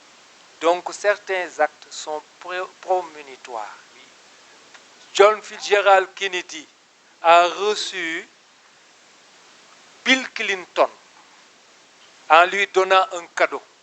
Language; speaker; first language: French; non-native, local second language; Wolof